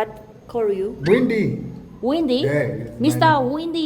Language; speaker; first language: English; non-native, learner; Japanese